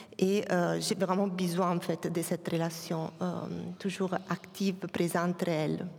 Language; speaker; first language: French; non-native, fluent; Italian